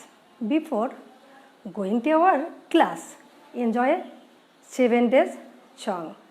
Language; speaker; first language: English; non-native, learner; Bangla